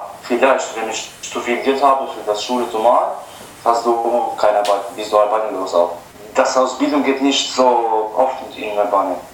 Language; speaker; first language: German; non-native, learner; Albanian